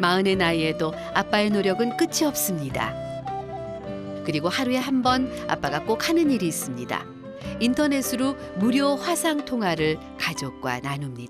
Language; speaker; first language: Korean; native; Korean